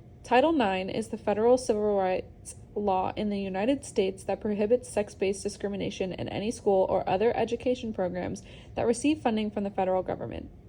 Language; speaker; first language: English; native; English